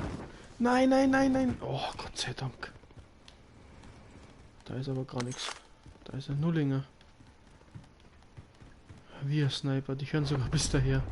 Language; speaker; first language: German; native; German